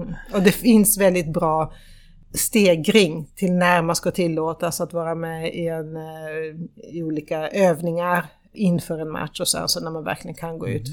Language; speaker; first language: Swedish; native; Swedish